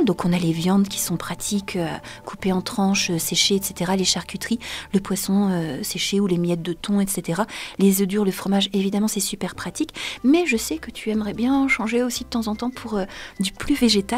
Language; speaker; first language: French; native; French